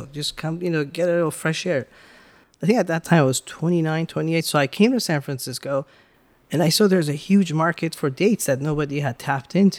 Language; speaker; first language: English; early bilingual, other home language; Persian